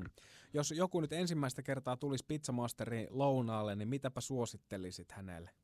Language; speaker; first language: Finnish; native; Finnish